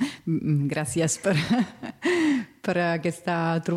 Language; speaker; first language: Catalan; non-native, fluent; Italian